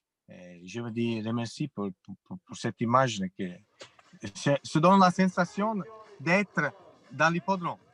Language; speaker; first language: French; non-native, fluent; Italian